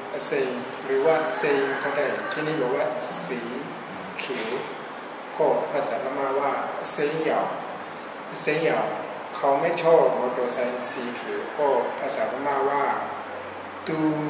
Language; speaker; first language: Thai; non-native, fluent; Burmese